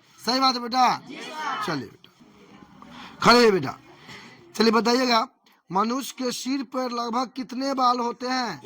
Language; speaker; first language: Hindi; native; Hindi